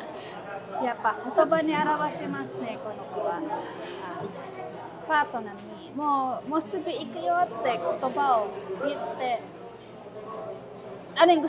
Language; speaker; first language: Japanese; non-native, fluent; Filipino